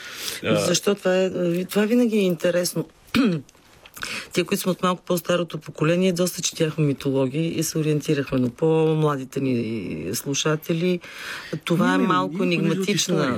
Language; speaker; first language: Bulgarian; native; Bulgarian